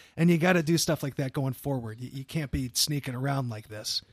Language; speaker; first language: English; native; English